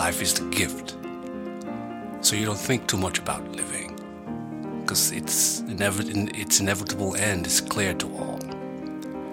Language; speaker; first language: English; non-native, local second language; Bini